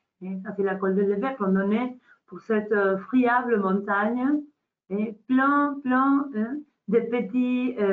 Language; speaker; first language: French; non-native, learner; Spanish